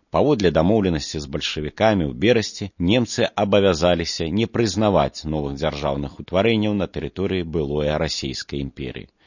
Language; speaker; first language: Belarusian; non-native, local second language; Russian